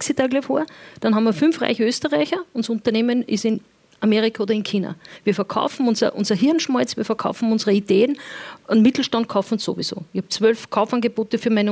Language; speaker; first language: German; native; German